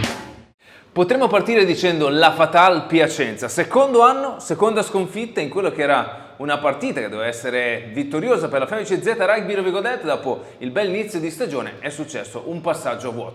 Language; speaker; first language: Italian; native; Italian